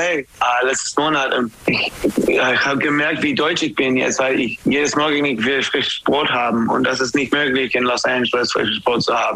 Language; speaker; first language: German; non-native, fluent; English